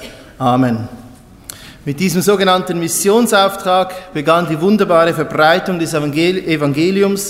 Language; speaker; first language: German; native; German